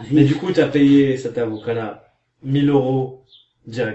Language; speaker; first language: French; native; French